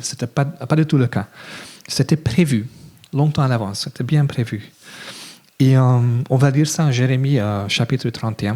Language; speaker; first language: French; non-native, fluent; English